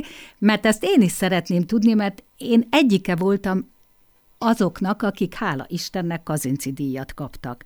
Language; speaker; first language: Hungarian; native; Hungarian